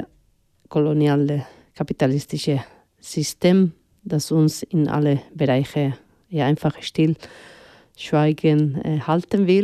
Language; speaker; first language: German; non-native, fluent; Spanish